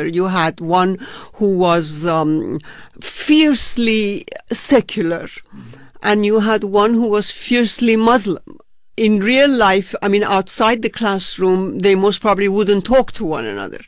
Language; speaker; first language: English; non-native, fluent; Persian